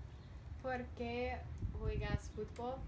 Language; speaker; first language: Spanish; non-native, learner; English